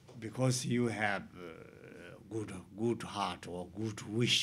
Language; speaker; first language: English; non-native, learner; Tibetan